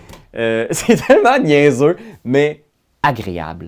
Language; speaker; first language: French; native; French